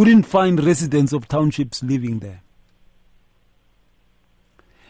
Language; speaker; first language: English; non-native, local second language; Zulu